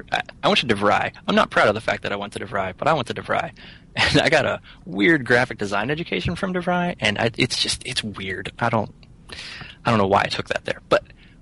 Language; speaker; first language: English; native; English